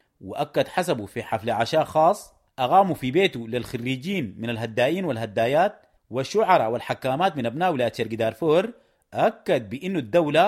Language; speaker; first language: Arabic; native; Arabic